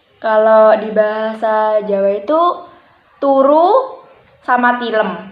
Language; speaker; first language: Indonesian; non-native, local second language; Javanese